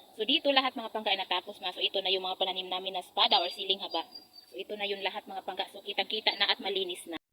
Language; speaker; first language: Filipino; non-native, local second language; Hiligaynon